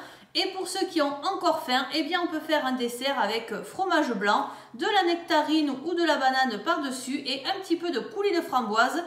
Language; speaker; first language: French; native; French